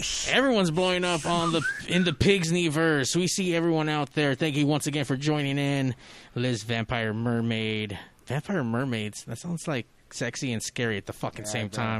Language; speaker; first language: English; native; English